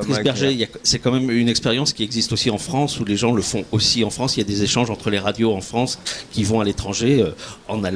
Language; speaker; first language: French; native; French